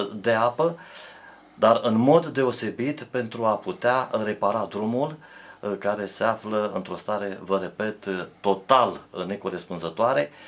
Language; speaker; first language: Romanian; native; Romanian